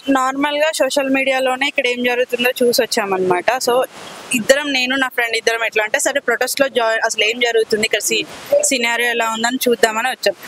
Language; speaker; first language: Telugu; native; Telugu